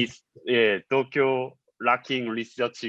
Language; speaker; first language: English; non-native, learner; Korean